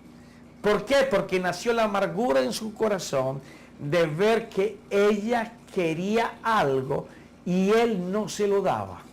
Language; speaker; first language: Spanish; native; Spanish